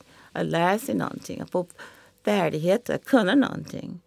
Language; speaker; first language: Swedish; non-native, fluent; English